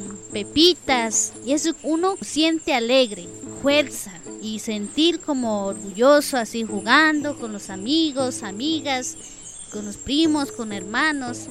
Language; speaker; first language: Spanish; non-native, local second language; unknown